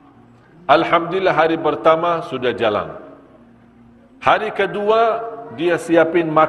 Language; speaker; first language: Indonesian; non-native, fluent; Arabic